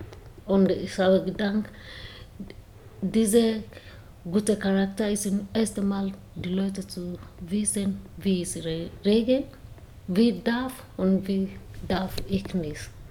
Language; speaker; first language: German; non-native, learner; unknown